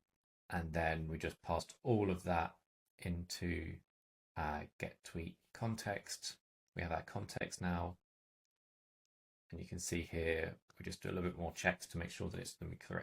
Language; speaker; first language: English; native; English